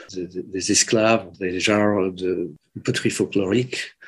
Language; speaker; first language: French; non-native, fluent; English